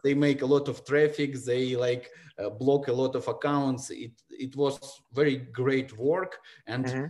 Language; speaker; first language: English; non-native, learner; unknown